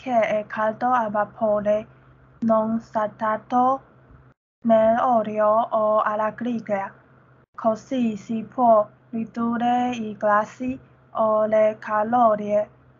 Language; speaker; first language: Italian; non-native, learner; Chinese